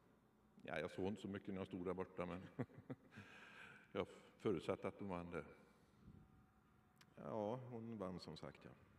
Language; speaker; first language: Swedish; native; Swedish